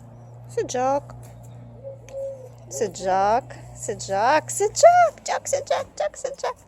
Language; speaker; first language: Turkish; non-native, learner; Russian